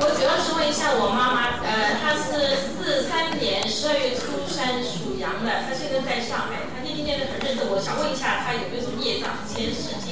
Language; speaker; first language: Chinese; native; Chinese